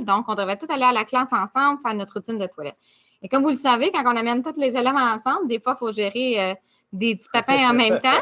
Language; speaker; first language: French; native; French